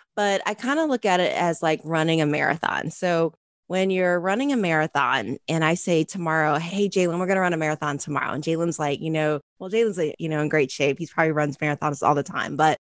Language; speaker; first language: English; native; English